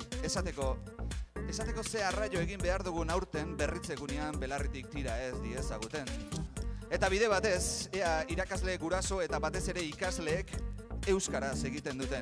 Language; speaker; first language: Basque; native; Basque